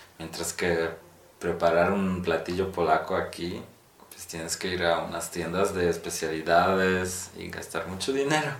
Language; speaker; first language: Spanish; non-native, fluent; Polish